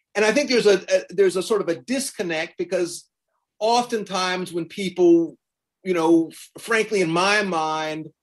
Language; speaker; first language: English; native; English